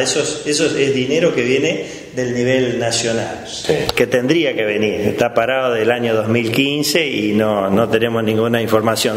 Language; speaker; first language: Spanish; native; Spanish